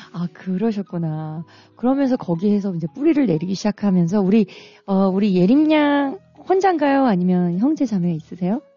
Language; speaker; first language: Korean; native; Korean